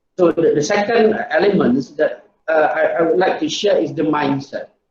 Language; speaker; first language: English; non-native, local second language; Malay